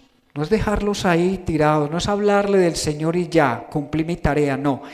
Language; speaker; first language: Spanish; native; Spanish